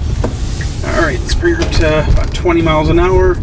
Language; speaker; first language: English; native; English